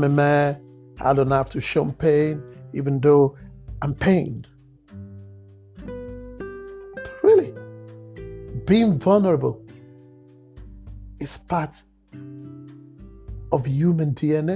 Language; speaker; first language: English; non-native, local second language; Yoruba